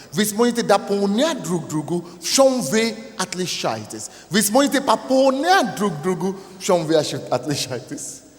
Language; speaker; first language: Russian; non-native, fluent; Yoruba